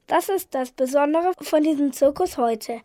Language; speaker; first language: German; native; German